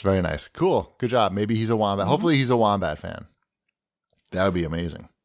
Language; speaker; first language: English; native; English